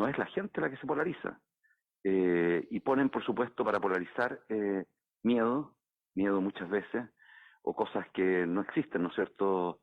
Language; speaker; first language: Spanish; native; Spanish